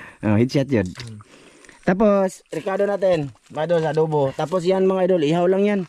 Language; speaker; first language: Filipino; non-native, local second language; Cebuano